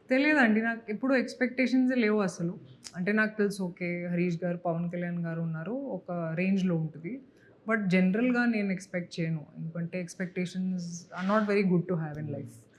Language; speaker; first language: Telugu; non-native, local second language; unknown